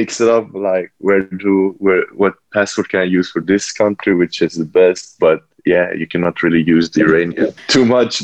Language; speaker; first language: English; non-native, fluent; Swedish